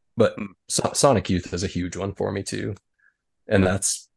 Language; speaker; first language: English; native; English